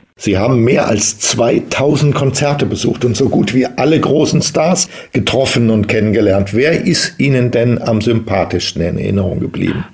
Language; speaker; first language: German; native; German